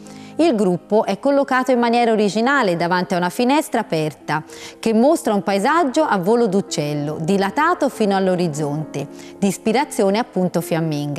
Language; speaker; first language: Italian; native; Italian